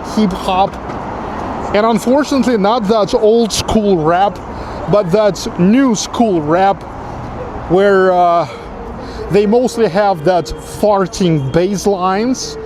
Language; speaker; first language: English; non-native, fluent; Russian